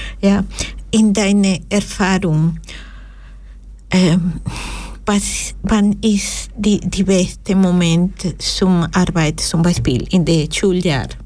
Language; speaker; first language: German; non-native, learner; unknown